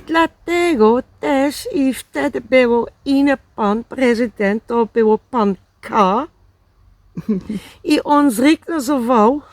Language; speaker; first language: Polish; non-native, learner; Dutch